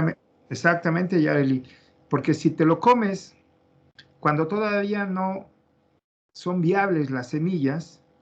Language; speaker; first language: Spanish; native; Spanish